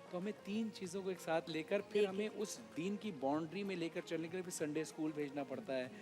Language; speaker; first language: Urdu; native; Urdu